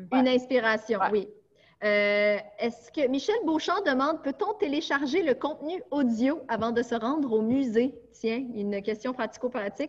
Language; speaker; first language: French; native; French